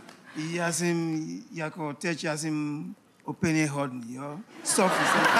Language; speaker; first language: Czech; non-native, learner; English